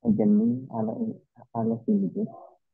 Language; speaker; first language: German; non-native, learner; Indonesian